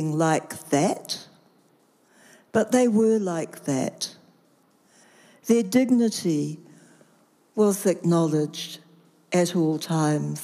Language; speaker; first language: English; native; English